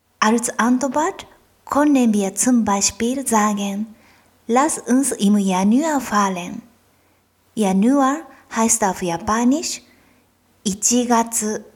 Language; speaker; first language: German; non-native, fluent; Japanese